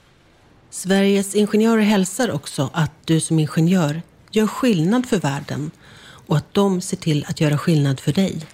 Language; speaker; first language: Swedish; native; Swedish